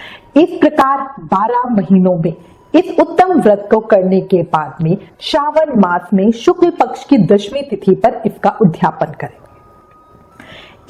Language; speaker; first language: Hindi; native; Hindi